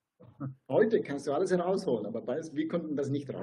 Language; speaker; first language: German; non-native, fluent; Turkish